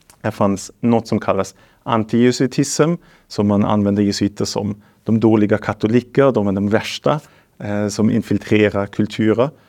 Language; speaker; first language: Swedish; non-native, fluent; German